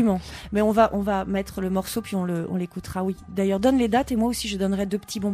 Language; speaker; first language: French; native; French